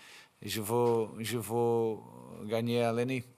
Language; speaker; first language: French; non-native, fluent; Portuguese